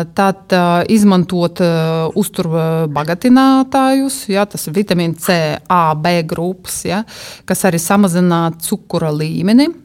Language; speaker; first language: Latvian; non-native, local second language; Russian